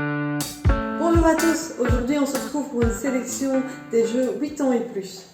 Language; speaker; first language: French; native; French